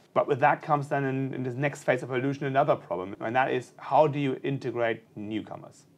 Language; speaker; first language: English; non-native, fluent; German